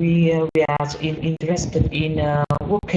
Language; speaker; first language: English; non-native, learner; Vietnamese